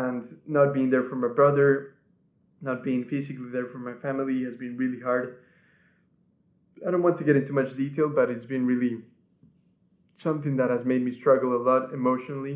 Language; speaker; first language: English; non-native, fluent; Spanish